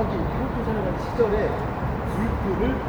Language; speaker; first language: Korean; native; Korean